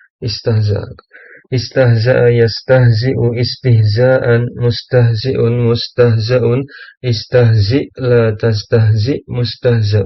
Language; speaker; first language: Arabic; non-native, fluent; Indonesian